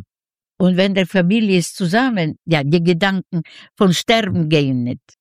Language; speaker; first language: German; non-native, fluent; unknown